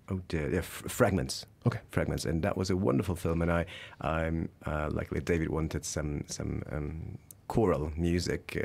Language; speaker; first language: English; early bilingual, other home language; Russian